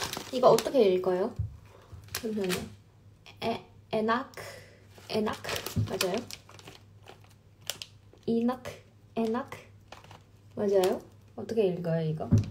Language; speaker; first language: Korean; non-native, fluent; Chinese